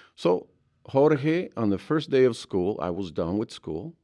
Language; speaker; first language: English; early bilingual, other home language; Spanish